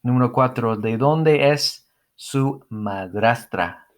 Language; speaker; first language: Spanish; non-native, fluent; English